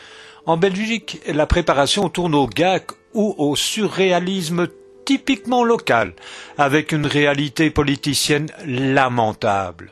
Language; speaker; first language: French; native; French